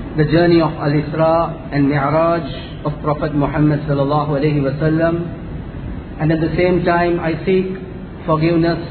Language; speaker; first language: English; non-native, local second language; Tamil